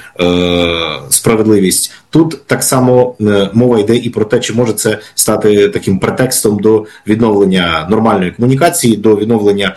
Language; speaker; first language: Ukrainian; native; Ukrainian